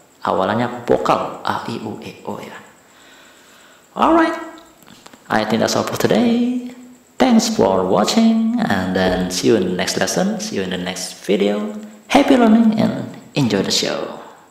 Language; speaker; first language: English; non-native, fluent; Indonesian